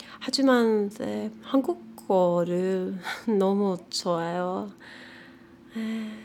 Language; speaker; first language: Korean; non-native, learner; English